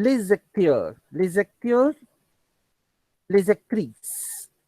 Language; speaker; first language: French; non-native, fluent; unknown